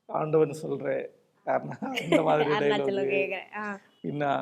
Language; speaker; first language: Tamil; non-native, local second language; Malayalam